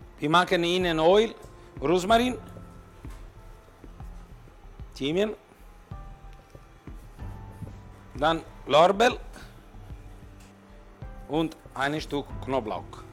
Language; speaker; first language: German; non-native, learner; Italian